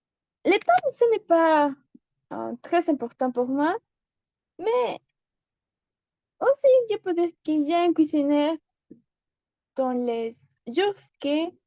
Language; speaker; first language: French; non-native, learner; Spanish